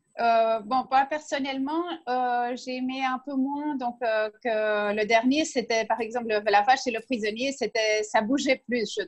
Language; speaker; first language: French; non-native, fluent; Spanish